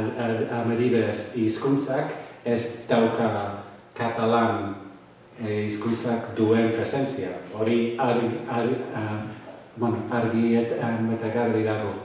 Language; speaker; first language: Basque; non-native, fluent; English